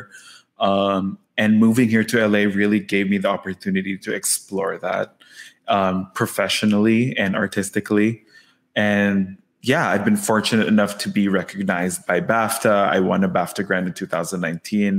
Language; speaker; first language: English; non-native, local second language; Filipino